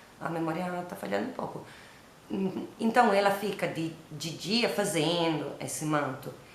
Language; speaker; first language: Portuguese; non-native, learner; Italian